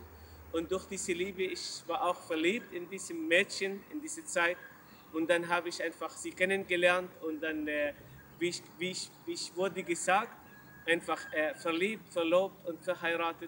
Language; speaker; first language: German; non-native, learner; Arabic